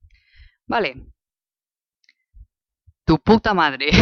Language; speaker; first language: Spanish; native; Spanish